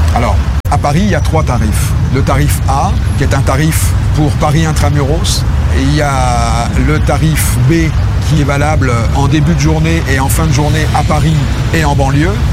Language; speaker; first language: French; native; French